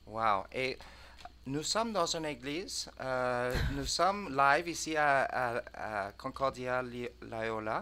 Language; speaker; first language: French; non-native, learner; English